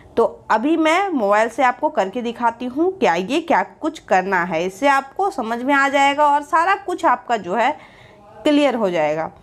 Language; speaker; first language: Hindi; native; Hindi